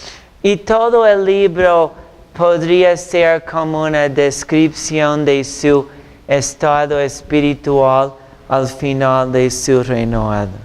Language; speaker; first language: Spanish; non-native, fluent; English